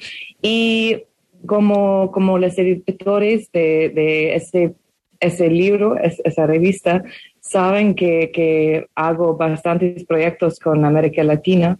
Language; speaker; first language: Spanish; non-native, fluent; English